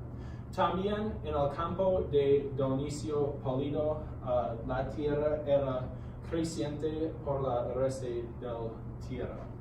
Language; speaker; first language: Spanish; non-native, learner; English